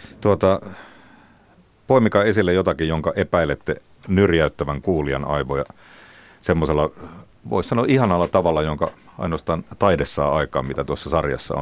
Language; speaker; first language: Finnish; native; Finnish